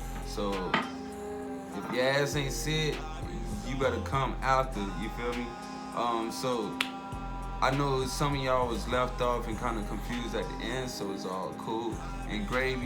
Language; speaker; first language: English; native; English